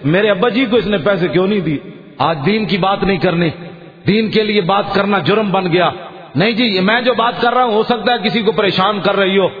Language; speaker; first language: Urdu; native; Urdu